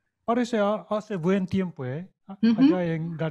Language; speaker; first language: Spanish; non-native, fluent; Japanese